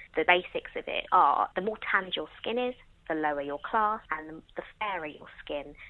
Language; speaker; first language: English; native; English